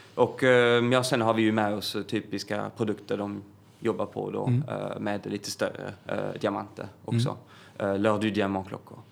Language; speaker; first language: Swedish; early bilingual, heritage; French